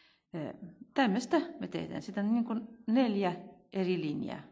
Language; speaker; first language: Finnish; non-native, fluent; Russian